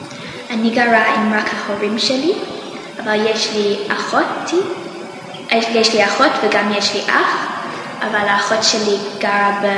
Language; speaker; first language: Hebrew; non-native, learner; English